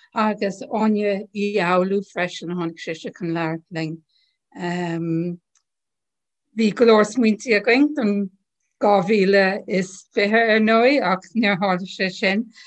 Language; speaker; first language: Irish; non-native, local second language; English